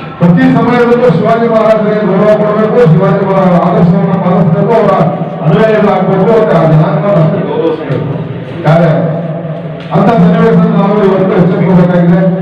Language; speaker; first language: Kannada; non-native, local second language; Marathi